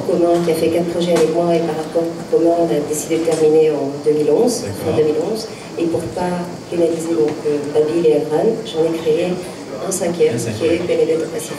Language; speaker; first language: French; native; French